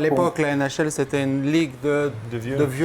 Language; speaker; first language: French; native; French